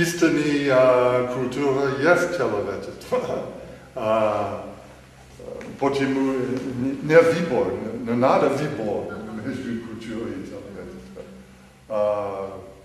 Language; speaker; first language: Russian; non-native, learner; English